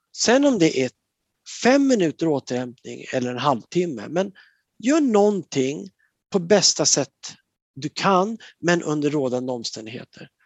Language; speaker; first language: Swedish; native; Swedish